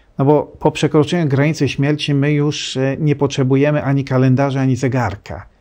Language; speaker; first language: Polish; native; Polish